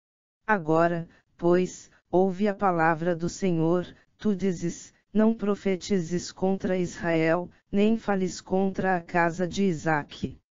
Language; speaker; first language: Portuguese; native; Portuguese